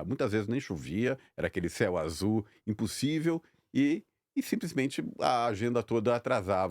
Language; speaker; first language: Portuguese; native; Portuguese